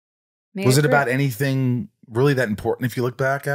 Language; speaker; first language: English; native; English